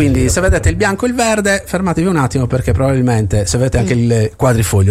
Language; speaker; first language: Italian; native; Italian